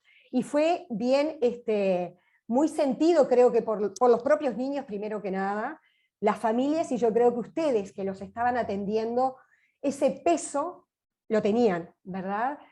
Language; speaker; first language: Spanish; native; Spanish